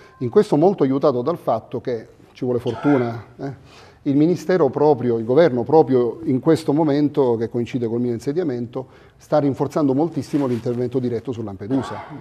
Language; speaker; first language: Italian; native; Italian